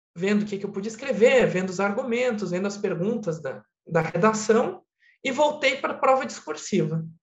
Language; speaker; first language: Portuguese; native; Portuguese